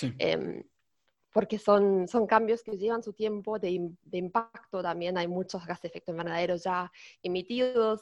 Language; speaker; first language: Spanish; non-native, fluent; German